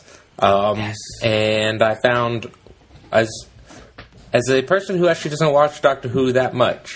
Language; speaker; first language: English; native; English